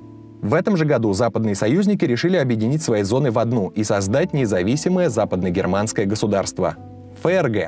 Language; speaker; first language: Russian; native; Russian